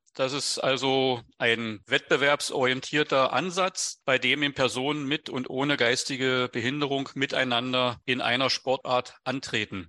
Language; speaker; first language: German; native; German